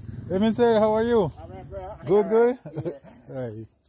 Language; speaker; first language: English; non-native, fluent; Spanish